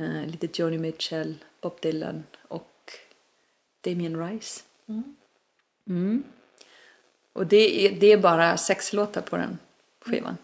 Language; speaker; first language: Swedish; non-native, fluent; Icelandic